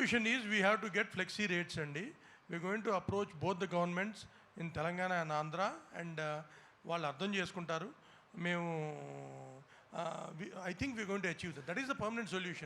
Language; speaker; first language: Telugu; native; Telugu